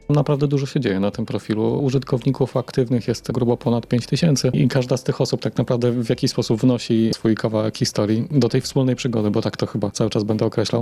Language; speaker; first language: Polish; native; Polish